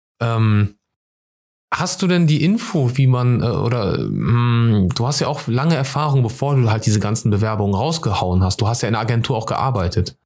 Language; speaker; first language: German; native; German